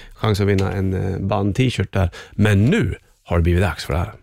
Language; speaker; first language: Swedish; native; Swedish